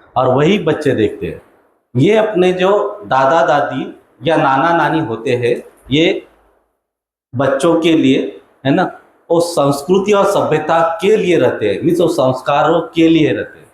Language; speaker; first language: Hindi; non-native, local second language; Marathi